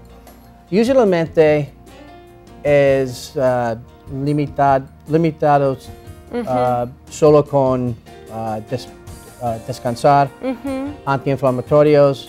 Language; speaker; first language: Spanish; non-native, learner; English